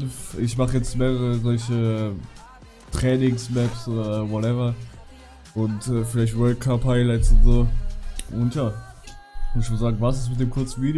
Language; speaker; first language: German; native; German